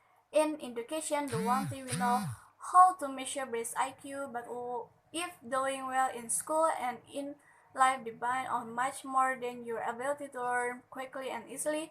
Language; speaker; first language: English; non-native, learner; Indonesian